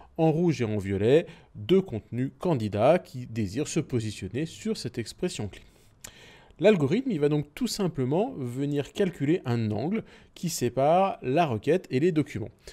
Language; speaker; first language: French; native; French